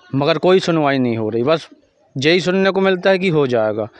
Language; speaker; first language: Hindi; native; Hindi